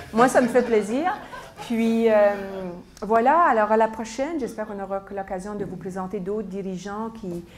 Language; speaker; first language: French; native; French